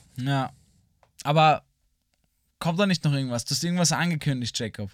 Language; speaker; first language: German; native; German